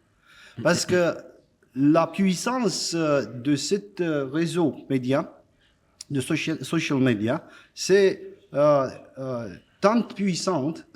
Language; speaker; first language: French; non-native, fluent; Romanian